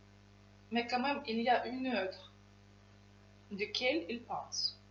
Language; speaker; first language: French; non-native, fluent; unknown